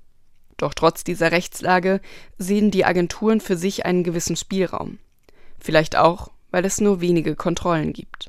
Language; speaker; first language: German; native; German